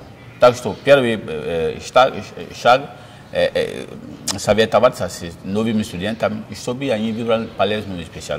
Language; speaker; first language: Russian; non-native, fluent; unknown